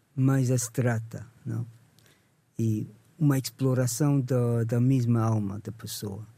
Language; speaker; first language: Portuguese; non-native, learner; English